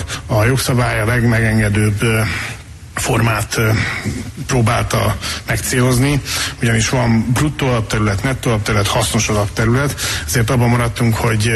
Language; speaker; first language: Hungarian; native; Hungarian